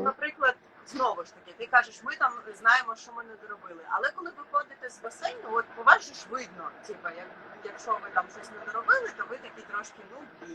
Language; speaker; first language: Ukrainian; native; Ukrainian